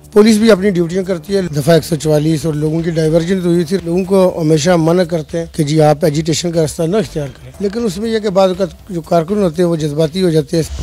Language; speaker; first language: Urdu; non-native, local second language; Punjabi